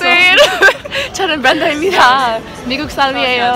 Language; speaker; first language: Korean; non-native, learner; English